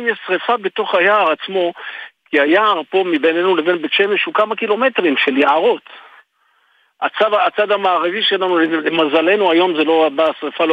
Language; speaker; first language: Hebrew; native; Hebrew